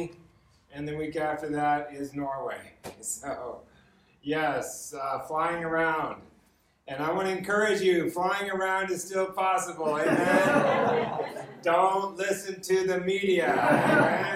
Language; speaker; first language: English; native; English